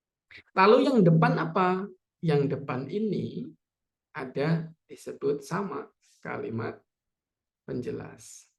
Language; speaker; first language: Indonesian; native; Indonesian